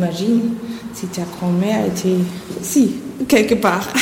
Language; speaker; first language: French; non-native, fluent; German